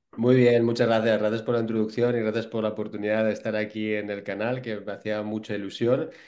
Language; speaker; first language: Spanish; native; Spanish